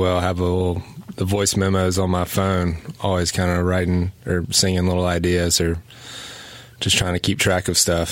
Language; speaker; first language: English; native; English